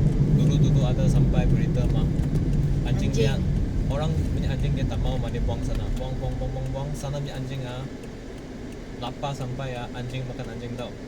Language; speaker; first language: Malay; non-native, local second language; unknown